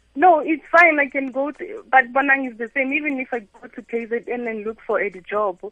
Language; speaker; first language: English; non-native, local second language; Northern Sotho